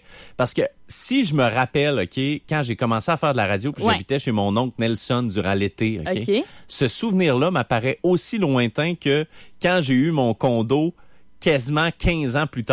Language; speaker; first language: French; native; French